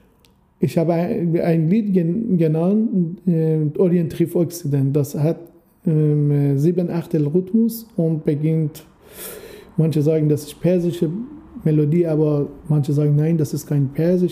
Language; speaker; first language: German; non-native, learner; Persian